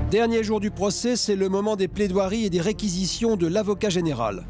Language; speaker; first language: French; native; French